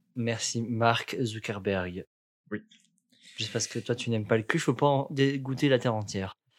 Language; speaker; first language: French; native; French